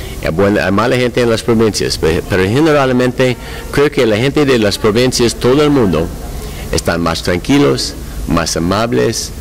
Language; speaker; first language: Spanish; non-native, learner; English